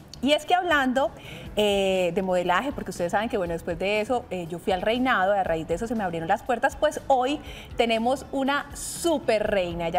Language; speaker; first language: Spanish; native; Spanish